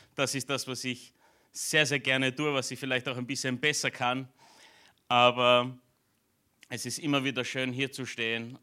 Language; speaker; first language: German; early bilingual, other home language; Romanian